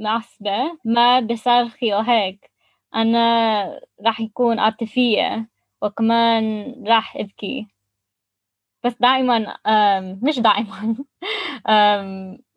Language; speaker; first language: Arabic; non-native, learner; English